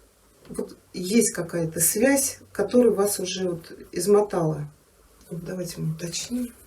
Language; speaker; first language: Russian; native; Russian